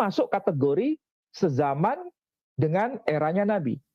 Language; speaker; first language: Indonesian; native; Indonesian